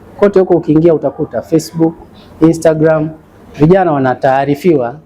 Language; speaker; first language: Swahili; native; Swahili